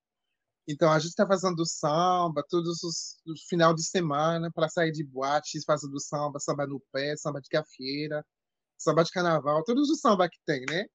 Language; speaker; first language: Portuguese; non-native, fluent; French